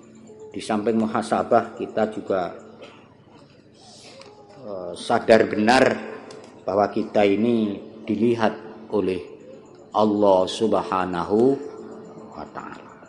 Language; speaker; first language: Indonesian; non-native, local second language; Javanese